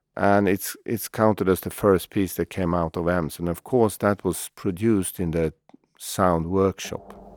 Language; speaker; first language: English; non-native, fluent; Swedish